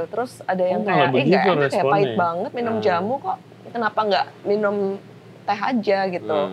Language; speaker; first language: Indonesian; native; Indonesian